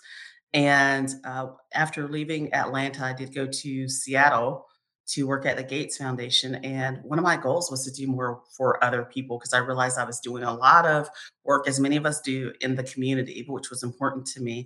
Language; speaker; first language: English; native; English